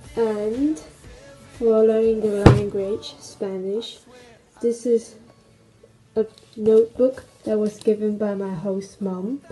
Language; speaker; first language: English; non-native, local second language; Cantonese